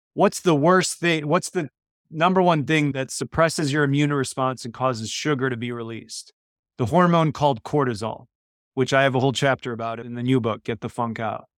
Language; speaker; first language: English; early bilingual, other home language; Polish